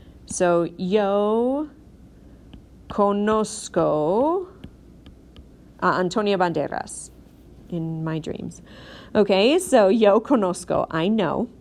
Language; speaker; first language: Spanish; non-native, fluent; English